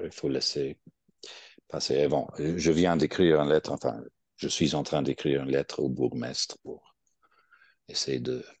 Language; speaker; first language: French; non-native, fluent; English